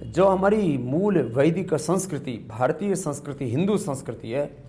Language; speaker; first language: Hindi; native; Hindi